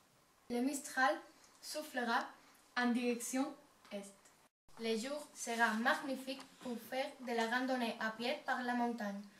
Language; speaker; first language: French; non-native, learner; Spanish